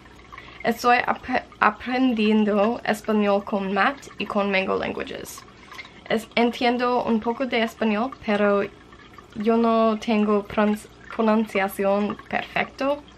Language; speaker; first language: Spanish; non-native, learner; English